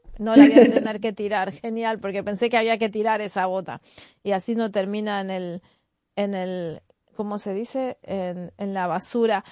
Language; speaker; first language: Spanish; native; Spanish